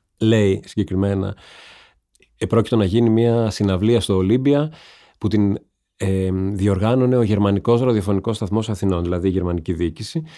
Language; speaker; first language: Greek; native; Greek